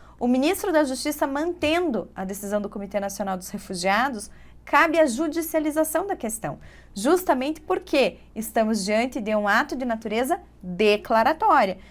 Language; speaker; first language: Portuguese; native; Portuguese